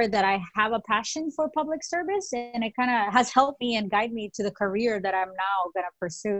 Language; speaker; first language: English; early bilingual, other home language; Spanish